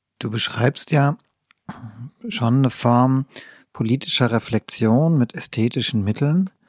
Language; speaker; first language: German; native; German